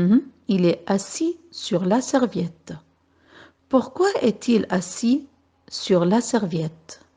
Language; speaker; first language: French; non-native, local second language; Arabic